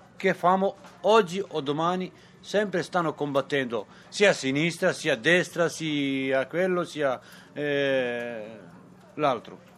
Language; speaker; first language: Italian; non-native, fluent; Serbian